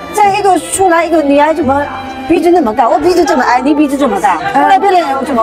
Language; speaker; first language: Chinese; native; Chinese